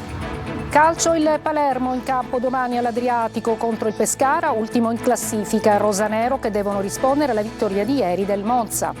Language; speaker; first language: Italian; native; Italian